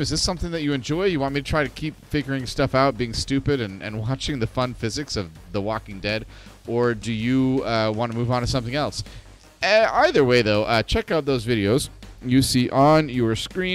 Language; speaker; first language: English; native; English